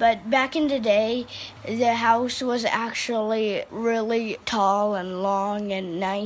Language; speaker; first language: English; early bilingual, heritage; English